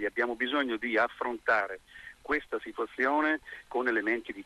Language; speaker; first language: Italian; native; Italian